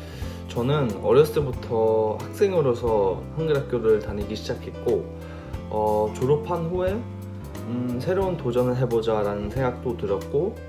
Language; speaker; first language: Korean; early bilingual, heritage; Korean